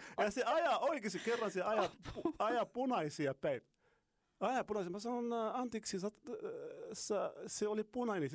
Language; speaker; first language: Finnish; non-native, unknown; Arabic